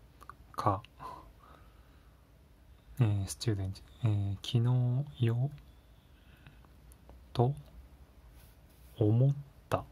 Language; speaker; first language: Japanese; non-native, learner; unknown